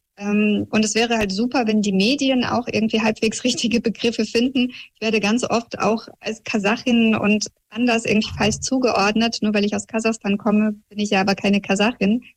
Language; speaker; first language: German; early bilingual, heritage; German